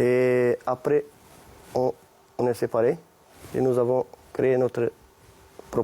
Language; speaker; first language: French; non-native, fluent; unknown